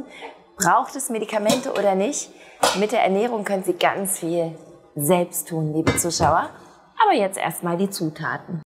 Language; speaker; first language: German; native; German